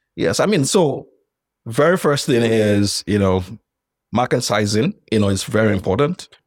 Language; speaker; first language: English; non-native, local second language; Yoruba